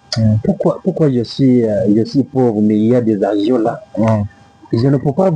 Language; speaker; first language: French; non-native, learner; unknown